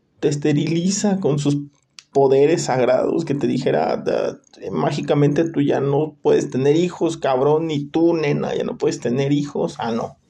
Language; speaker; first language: Spanish; native; Spanish